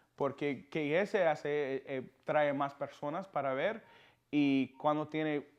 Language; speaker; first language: Spanish; non-native, learner; English